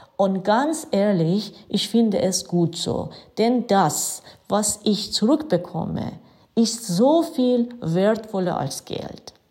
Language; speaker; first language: German; non-native, fluent; Persian